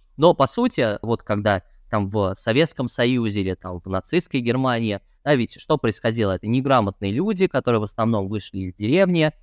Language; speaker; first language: Russian; native; Russian